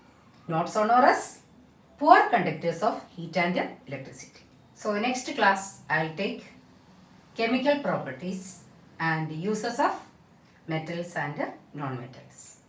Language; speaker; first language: English; non-native, local second language; Malayalam